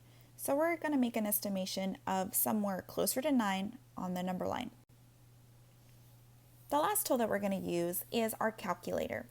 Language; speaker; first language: English; native; English